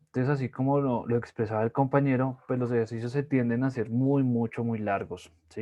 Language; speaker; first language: Spanish; native; Spanish